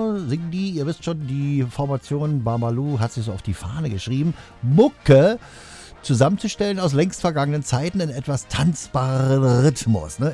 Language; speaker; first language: German; native; German